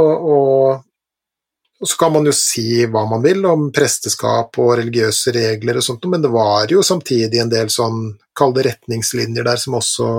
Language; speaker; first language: Norwegian; native; Norwegian